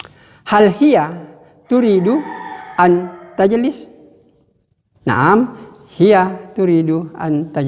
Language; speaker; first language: Arabic; non-native, fluent; Indonesian